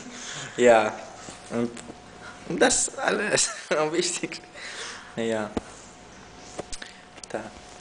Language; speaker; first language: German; non-native, fluent; Polish